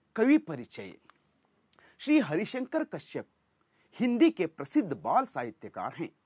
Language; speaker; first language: Hindi; non-native, local second language; Kannada